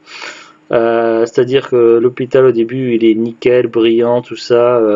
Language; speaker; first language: French; native; French